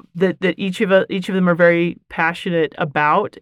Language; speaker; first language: English; native; English